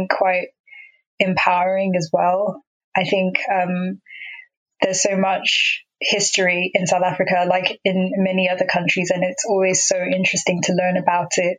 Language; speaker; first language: English; non-native, local second language; Xhosa